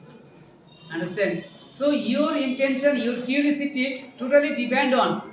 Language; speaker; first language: English; non-native, learner; Bangla